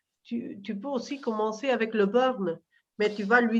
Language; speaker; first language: French; non-native, fluent; Portuguese